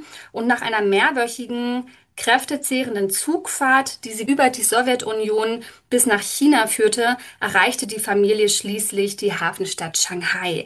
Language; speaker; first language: German; native; German